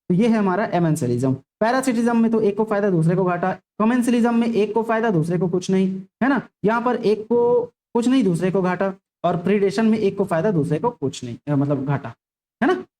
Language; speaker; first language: Hindi; native; Hindi